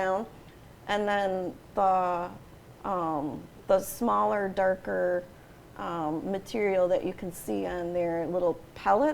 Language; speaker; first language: English; native; English